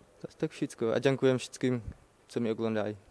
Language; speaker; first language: Polish; non-native, learner; Czech